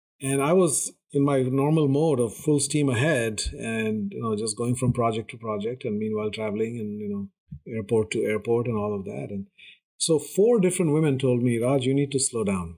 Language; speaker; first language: English; non-native, local second language; Hindi